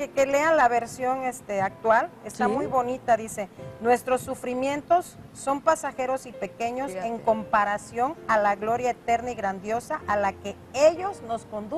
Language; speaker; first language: Spanish; native; Spanish